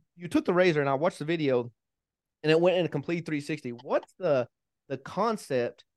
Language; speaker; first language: English; native; English